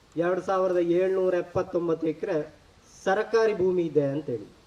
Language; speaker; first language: Kannada; native; Kannada